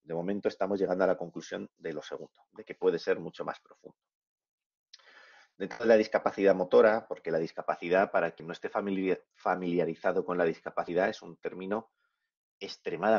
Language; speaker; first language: Spanish; native; Spanish